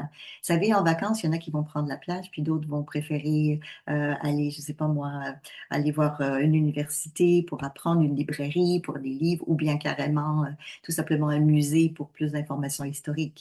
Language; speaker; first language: French; native; French